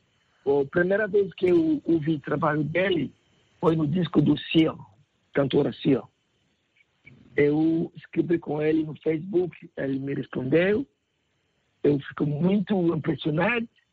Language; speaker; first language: Portuguese; non-native, learner; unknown